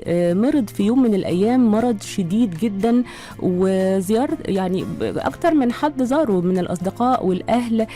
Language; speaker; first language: Arabic; native; Arabic